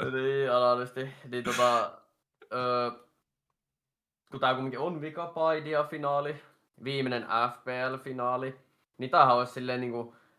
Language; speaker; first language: Finnish; native; Finnish